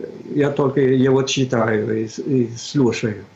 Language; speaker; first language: Russian; non-native, fluent; Swedish